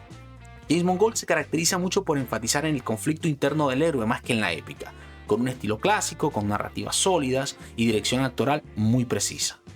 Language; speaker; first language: Spanish; native; Spanish